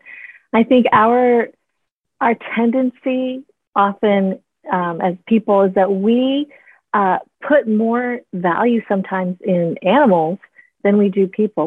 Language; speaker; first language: English; native; English